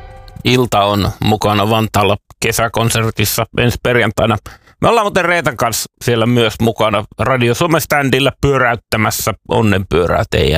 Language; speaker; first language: Finnish; native; Finnish